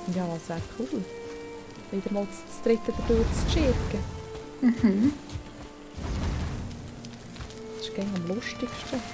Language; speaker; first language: German; native; German